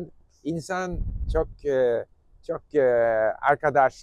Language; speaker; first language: Turkish; non-native, learner; English